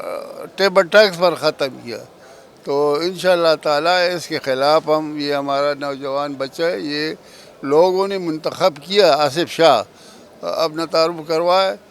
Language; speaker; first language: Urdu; non-native, local second language; Pashto